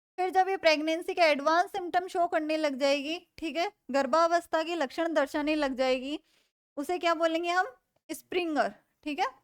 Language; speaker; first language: Hindi; native; Hindi